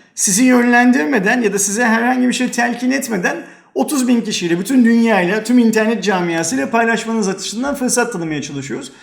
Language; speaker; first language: Turkish; native; Turkish